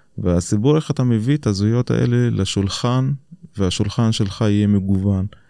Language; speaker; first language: Hebrew; non-native, local second language; Arabic